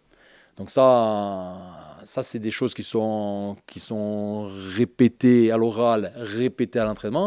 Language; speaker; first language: French; native; French